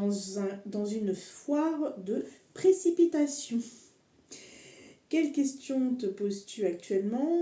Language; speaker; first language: French; native; French